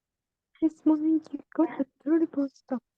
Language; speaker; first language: English; non-native, learner; Vietnamese